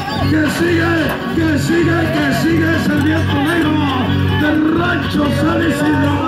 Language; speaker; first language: Spanish; native; Spanish